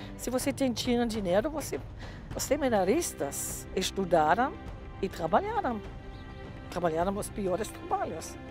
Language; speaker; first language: Portuguese; non-native, fluent; German